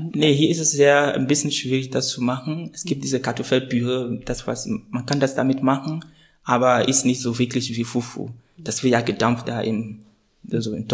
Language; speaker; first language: German; non-native, fluent; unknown